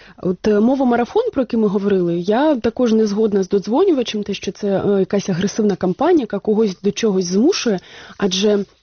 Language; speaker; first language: Ukrainian; native; Ukrainian